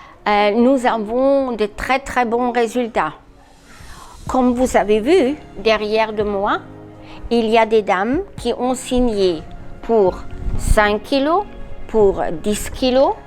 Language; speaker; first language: French; non-native, learner; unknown